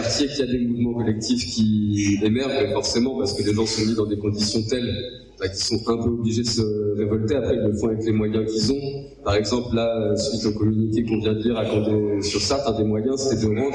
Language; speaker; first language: French; native; French